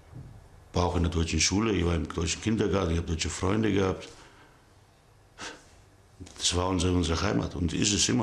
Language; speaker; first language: German; early bilingual, other home language; Greek